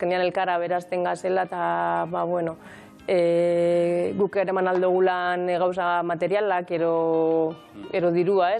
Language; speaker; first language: Basque; native; Basque